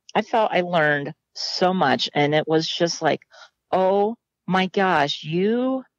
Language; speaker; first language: English; native; English